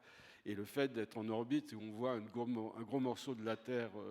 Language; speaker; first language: French; native; French